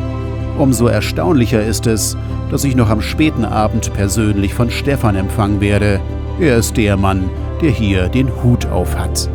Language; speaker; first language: German; native; German